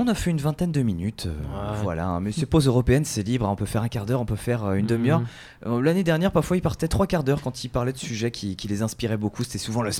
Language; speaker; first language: French; native; French